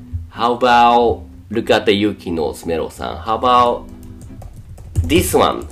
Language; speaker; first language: English; non-native, fluent; Japanese